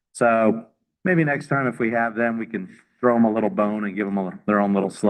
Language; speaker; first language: English; native; English